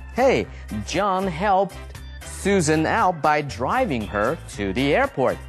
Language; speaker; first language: English; non-native, fluent; Chinese